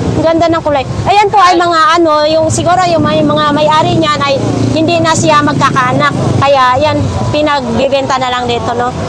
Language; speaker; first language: Filipino; non-native, local second language; Masbatenyo